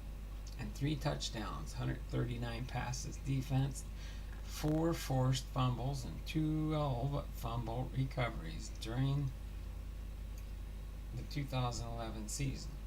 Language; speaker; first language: English; native; English